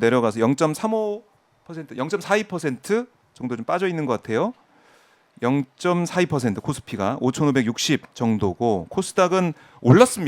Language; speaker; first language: Korean; native; Korean